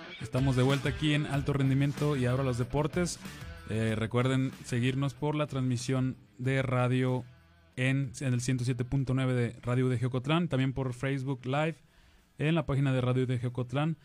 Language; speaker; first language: Spanish; native; Spanish